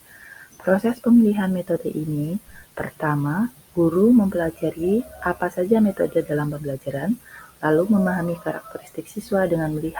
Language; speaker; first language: Indonesian; native; Indonesian